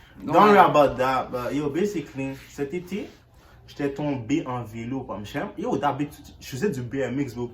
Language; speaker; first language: French; early bilingual, other home language; Haitian Creole